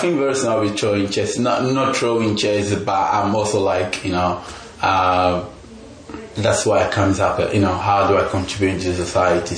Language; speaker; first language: English; non-native, local second language; Ga